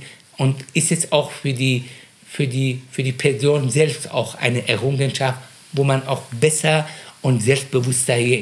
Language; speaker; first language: German; non-native, fluent; Persian